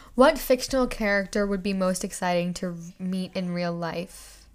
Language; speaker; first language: English; native; English